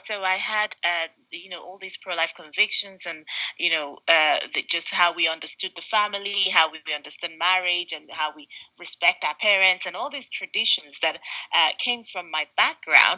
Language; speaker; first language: English; non-native, local second language; Igbo